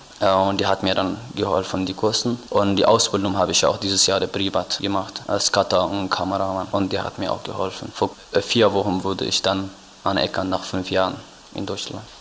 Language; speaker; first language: German; non-native, learner; Tigrinya